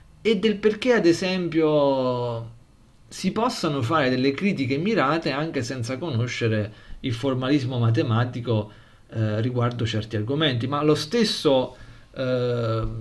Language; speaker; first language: Italian; native; Italian